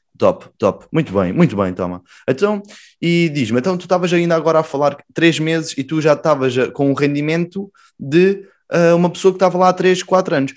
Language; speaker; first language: Portuguese; native; Portuguese